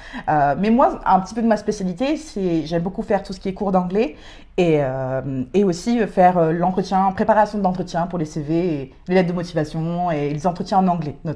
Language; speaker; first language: French; native; French